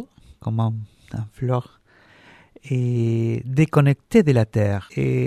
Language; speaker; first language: French; non-native, learner; Spanish